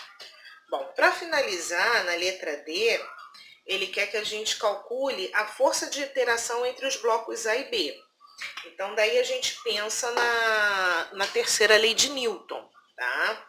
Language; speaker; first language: Portuguese; native; Portuguese